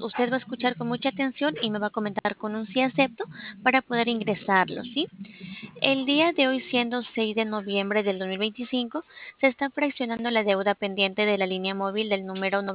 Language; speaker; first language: Spanish; native; Spanish